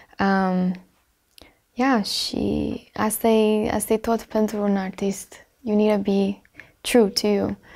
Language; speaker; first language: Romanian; early bilingual, heritage; Romanian